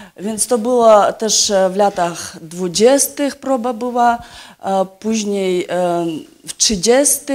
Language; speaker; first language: Polish; non-native, fluent; Yakut